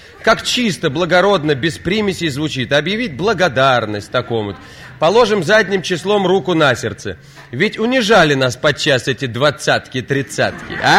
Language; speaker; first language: Russian; native; Russian